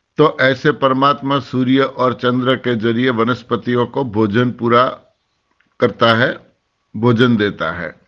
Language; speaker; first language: Hindi; non-native, local second language; Gujarati